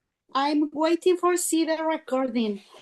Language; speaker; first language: English; non-native, learner; Spanish